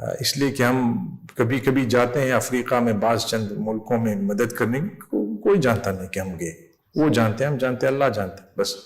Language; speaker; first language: Urdu; non-native, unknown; English